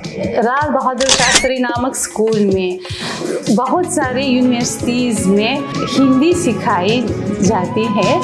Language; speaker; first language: Hindi; non-native, fluent; Uzbek